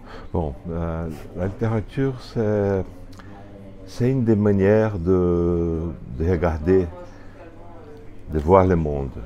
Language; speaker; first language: French; non-native, fluent; Portuguese